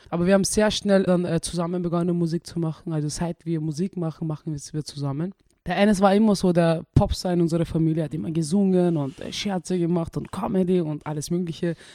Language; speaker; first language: German; early bilingual, other home language; Turkish